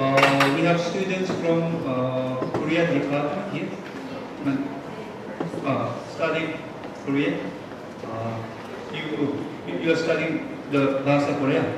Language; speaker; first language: English; non-native, fluent; Korean